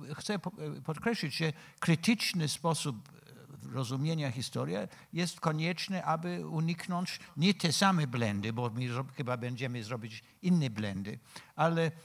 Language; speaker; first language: Polish; non-native, fluent; English